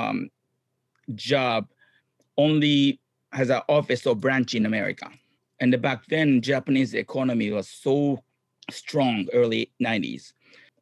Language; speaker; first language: English; non-native, fluent; Japanese